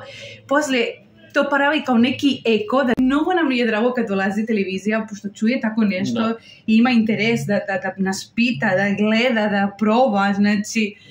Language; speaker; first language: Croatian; non-native, learner; Spanish